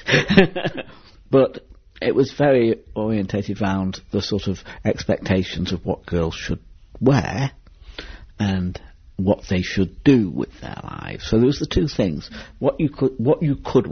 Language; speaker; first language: English; native; English